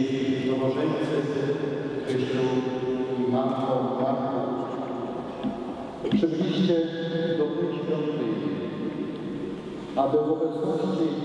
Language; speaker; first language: Polish; native; Polish